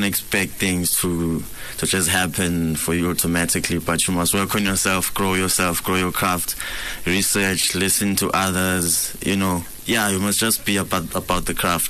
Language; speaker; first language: English; non-native, local second language; Swati